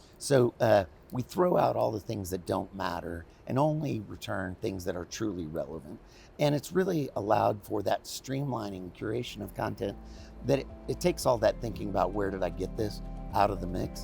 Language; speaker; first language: English; native; English